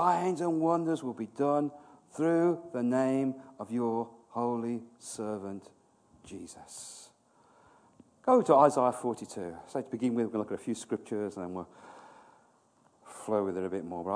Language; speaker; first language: English; native; English